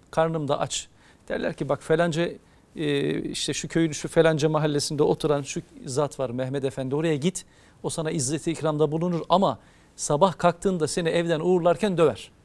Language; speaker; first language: Turkish; native; Turkish